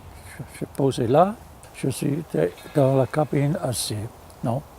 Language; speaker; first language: French; non-native, fluent; German